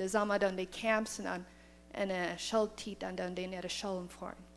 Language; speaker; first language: German; non-native, learner; Plautdietsch